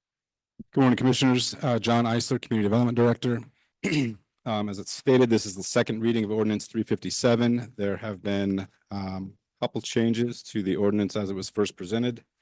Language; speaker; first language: English; native; English